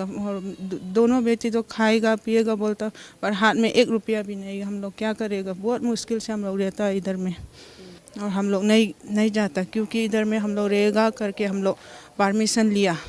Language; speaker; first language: Hindi; non-native, local second language; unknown